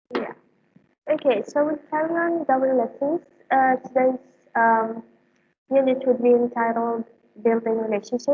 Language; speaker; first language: English; non-native, fluent; Arabic